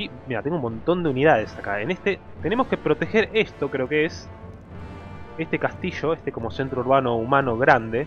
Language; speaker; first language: Spanish; native; Spanish